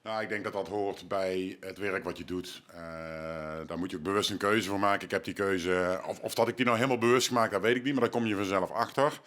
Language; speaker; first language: Dutch; native; Dutch